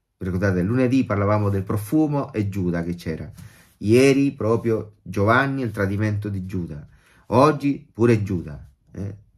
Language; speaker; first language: Italian; non-native, fluent; Spanish